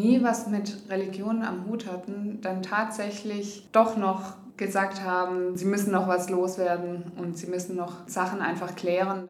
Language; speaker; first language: German; native; German